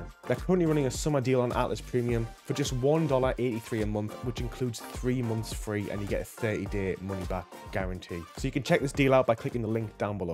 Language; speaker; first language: English; native; English